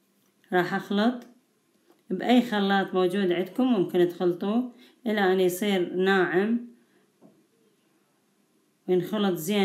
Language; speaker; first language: Arabic; native; Arabic